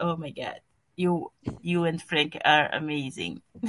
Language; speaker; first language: English; non-native, learner; Portuguese